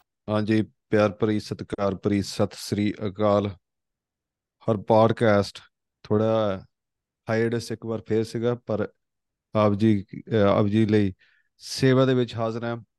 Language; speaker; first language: Punjabi; early bilingual, heritage; Punjabi